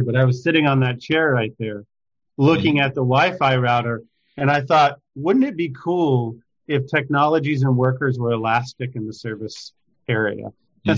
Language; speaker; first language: English; native; English